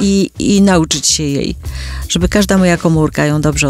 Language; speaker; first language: Polish; native; Polish